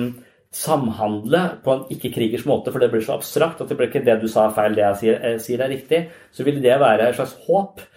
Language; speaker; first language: Norwegian; native; Norwegian